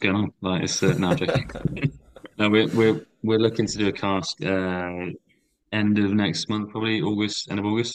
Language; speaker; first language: English; native; English